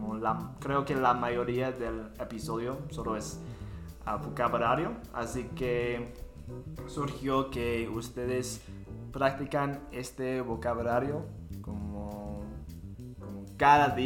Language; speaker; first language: Spanish; non-native, fluent; English